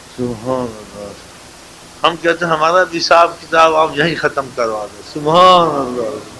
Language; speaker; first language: Urdu; non-native, local second language; Saraiki